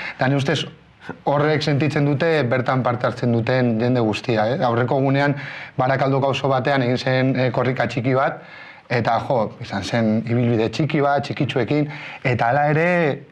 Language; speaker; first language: Basque; non-native, local second language; Spanish